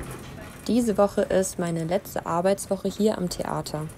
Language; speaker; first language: German; native; German